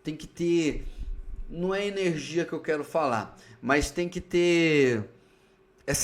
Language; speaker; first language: Portuguese; native; Portuguese